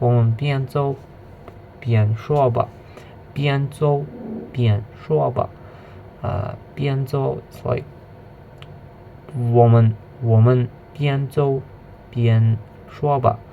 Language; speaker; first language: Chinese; non-native, learner; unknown